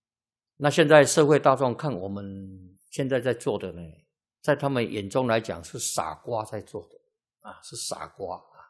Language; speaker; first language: Chinese; native; Chinese